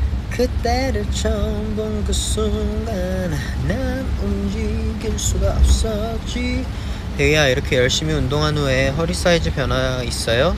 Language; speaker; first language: Korean; early bilingual, heritage; Korean